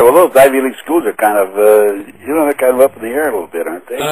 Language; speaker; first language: English; native; English